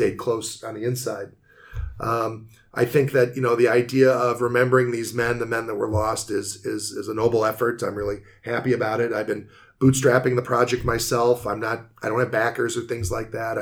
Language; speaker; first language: English; native; English